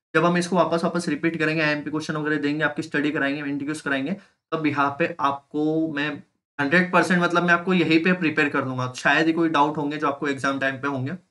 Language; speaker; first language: Hindi; native; Hindi